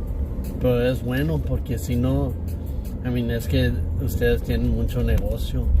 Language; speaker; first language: Spanish; early bilingual, heritage; English